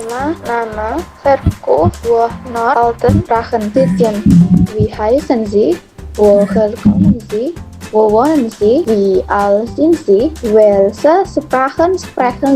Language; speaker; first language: German; non-native, learner; Indonesian